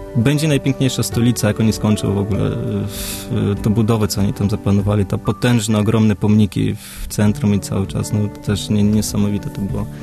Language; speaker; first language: Polish; early bilingual, other home language; Russian